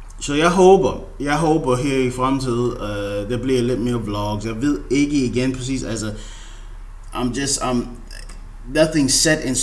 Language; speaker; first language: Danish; non-native, learner; English